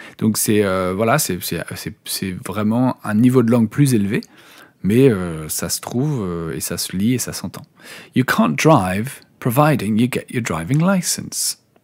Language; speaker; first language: French; native; French